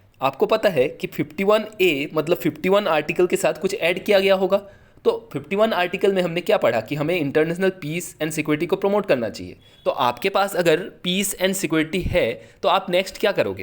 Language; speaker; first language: Hindi; native; Hindi